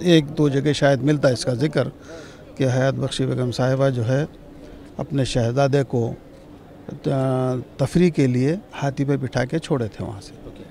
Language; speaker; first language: Hindi; non-native, local second language; Urdu